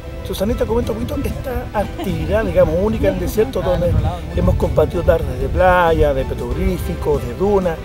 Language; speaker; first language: Spanish; native; Spanish